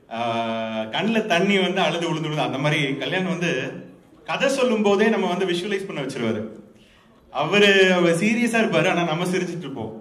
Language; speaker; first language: Tamil; native; Tamil